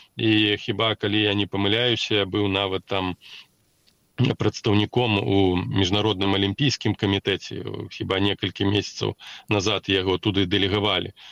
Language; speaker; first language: Belarusian; non-native, local second language; Russian